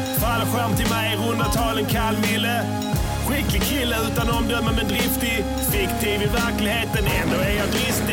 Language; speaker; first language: Swedish; native; Swedish